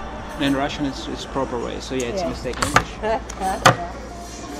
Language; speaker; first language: English; non-native, fluent; Russian